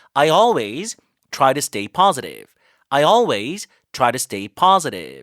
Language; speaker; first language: English; non-native, fluent; Korean